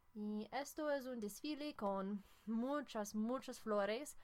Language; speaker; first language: Spanish; non-native, fluent; English